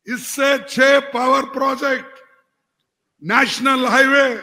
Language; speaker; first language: Hindi; non-native, local second language; Kannada